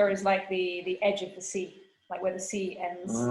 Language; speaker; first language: English; non-native, fluent; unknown